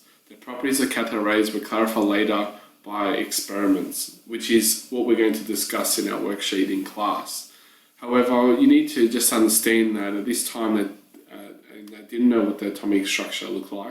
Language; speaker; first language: English; native; English